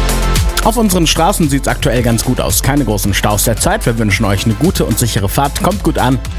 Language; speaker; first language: German; native; German